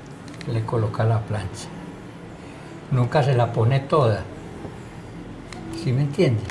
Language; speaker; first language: Spanish; native; Spanish